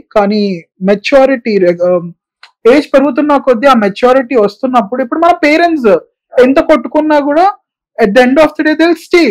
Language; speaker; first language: Telugu; native; Telugu